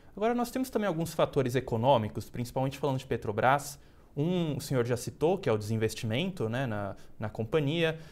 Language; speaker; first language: Portuguese; native; Portuguese